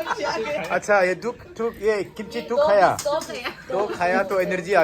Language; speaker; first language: Hindi; non-native, local second language; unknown